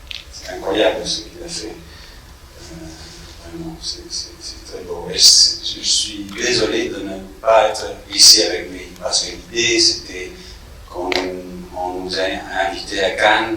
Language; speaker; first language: French; non-native, fluent; English